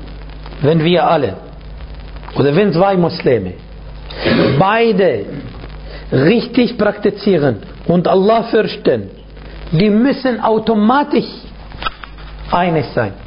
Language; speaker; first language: German; non-native, fluent; Arabic